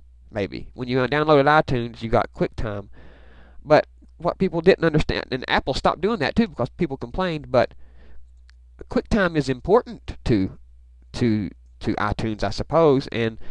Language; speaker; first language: English; native; English